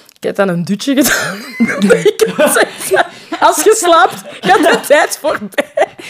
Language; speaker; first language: Dutch; non-native, local second language; French